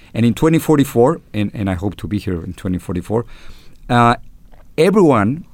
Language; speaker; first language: English; non-native, fluent; Spanish